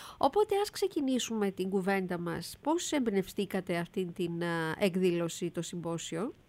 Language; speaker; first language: Greek; native; Greek